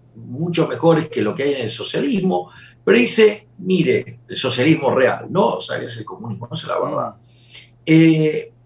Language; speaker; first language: Spanish; native; Spanish